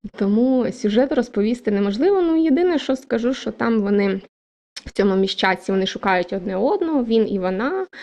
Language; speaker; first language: Ukrainian; native; Ukrainian